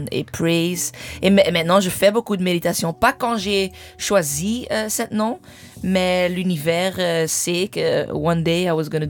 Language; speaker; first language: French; non-native, fluent; English